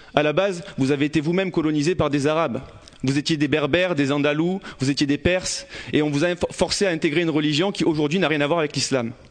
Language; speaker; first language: French; native; French